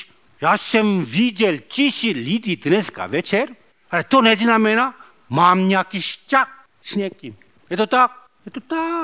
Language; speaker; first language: Czech; non-native, learner; Korean